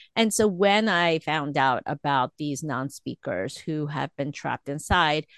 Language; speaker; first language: English; early bilingual, other home language; Korean